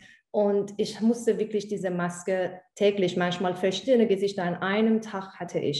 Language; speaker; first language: German; non-native, fluent; Persian